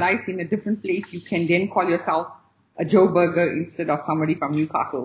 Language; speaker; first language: English; native; English